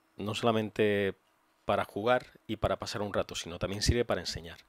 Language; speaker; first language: Spanish; native; Spanish